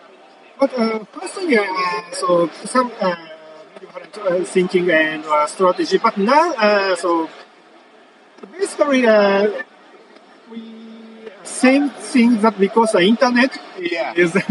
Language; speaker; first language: English; non-native, learner; Japanese